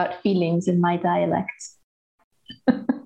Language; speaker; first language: English; non-native, fluent; Dutch